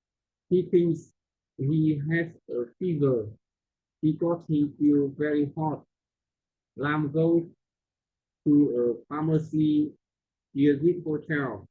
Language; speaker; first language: English; non-native, learner; Vietnamese